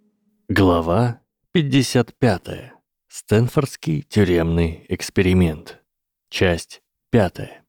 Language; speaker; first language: Russian; native; Russian